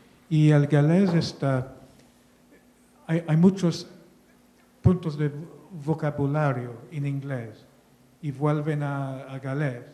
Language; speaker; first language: Spanish; non-native, fluent; English